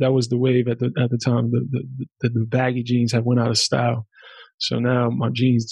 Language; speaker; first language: English; early bilingual, other home language; German